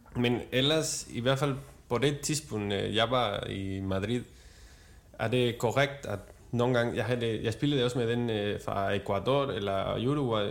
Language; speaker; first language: Danish; non-native, fluent; Spanish